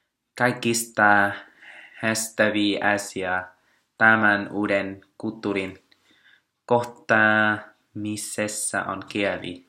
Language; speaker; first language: Finnish; non-native, learner; Vietnamese